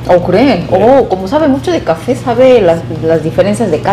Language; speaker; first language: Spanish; non-native, fluent; Korean